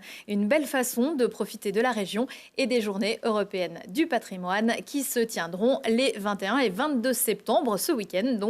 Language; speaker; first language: French; native; French